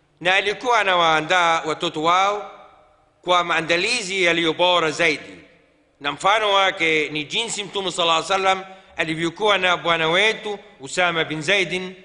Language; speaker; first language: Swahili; non-native, fluent; Arabic